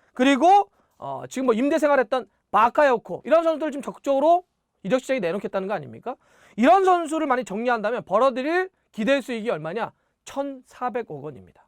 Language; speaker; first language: Korean; native; Korean